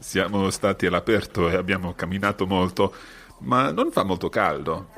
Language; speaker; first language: Italian; non-native, fluent; English